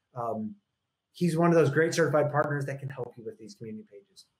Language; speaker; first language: English; native; English